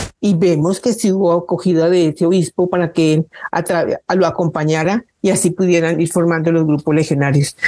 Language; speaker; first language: Spanish; native; Spanish